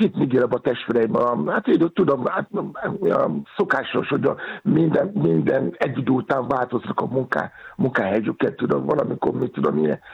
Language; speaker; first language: Hungarian; non-native, learner; Yoruba